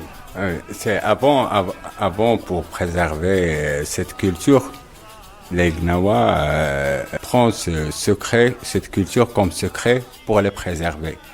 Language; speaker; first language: French; non-native, local second language; Arabic